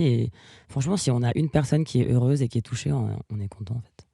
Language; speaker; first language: French; native; French